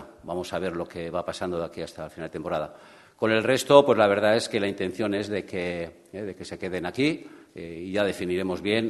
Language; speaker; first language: Spanish; native; Spanish